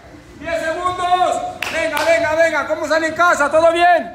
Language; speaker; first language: Spanish; native; Spanish